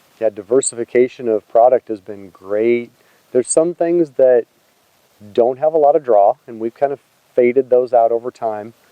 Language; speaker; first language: English; native; English